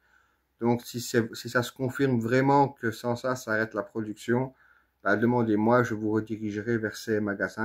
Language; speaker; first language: French; native; French